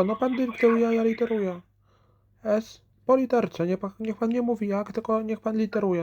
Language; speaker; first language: Polish; native; Polish